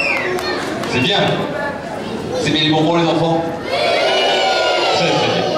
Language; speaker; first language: French; native; French